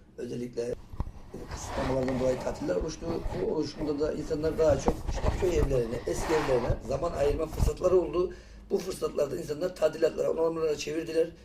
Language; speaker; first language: Turkish; native; Turkish